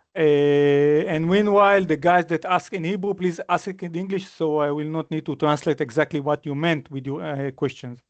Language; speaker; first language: English; non-native, fluent; Hebrew